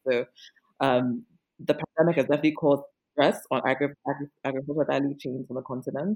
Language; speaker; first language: English; non-native, local second language; Akan